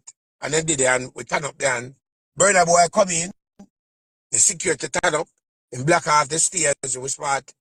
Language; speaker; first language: English; native; English